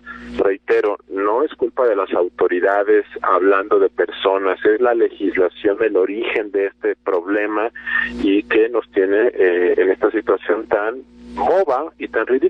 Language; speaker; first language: Spanish; native; Spanish